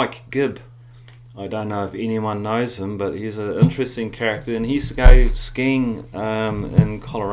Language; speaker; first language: English; native; English